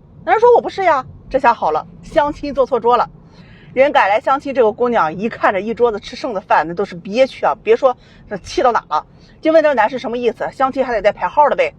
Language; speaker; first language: Chinese; native; Chinese